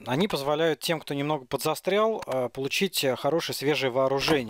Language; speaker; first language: Russian; native; Russian